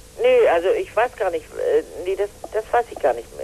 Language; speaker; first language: German; native; German